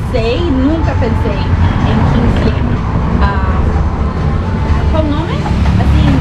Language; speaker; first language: Portuguese; early bilingual, heritage; Portuguese